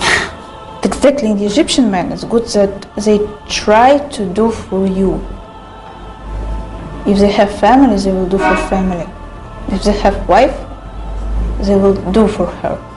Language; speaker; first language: English; non-native, learner; Russian